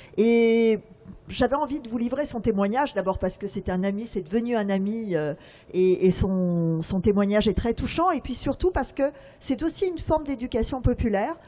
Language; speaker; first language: French; native; French